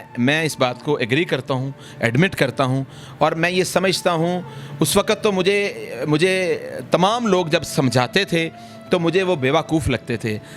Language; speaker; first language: Urdu; non-native, local second language; Punjabi